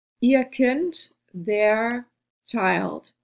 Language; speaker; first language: German; non-native, fluent; English